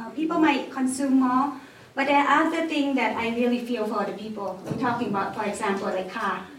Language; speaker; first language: English; non-native, fluent; Thai